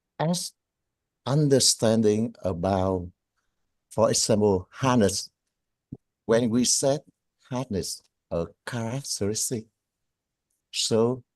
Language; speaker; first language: English; non-native, learner; Vietnamese